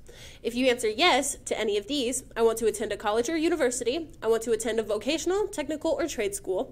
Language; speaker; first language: English; native; English